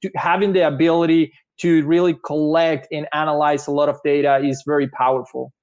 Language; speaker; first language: English; non-native, fluent; Spanish